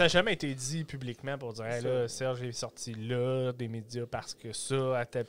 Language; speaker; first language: French; native; French